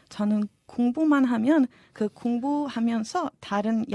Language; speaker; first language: Korean; non-native, fluent; Serbian